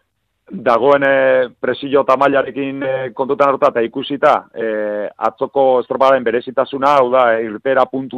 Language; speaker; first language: Basque; native; Basque